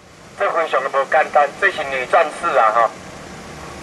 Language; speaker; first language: Chinese; non-native, local second language; Min Nan Chinese